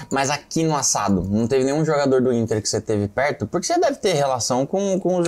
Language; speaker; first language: Portuguese; native; Portuguese